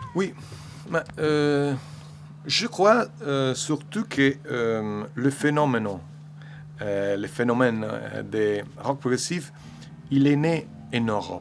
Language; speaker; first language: French; non-native, learner; Italian